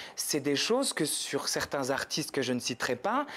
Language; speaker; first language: French; native; French